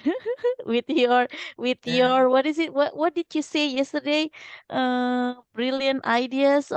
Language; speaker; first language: English; non-native, fluent; Indonesian